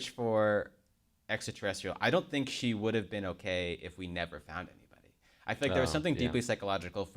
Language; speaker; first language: English; native; English